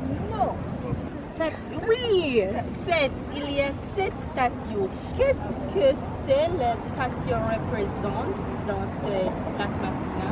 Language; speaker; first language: French; non-native, learner; English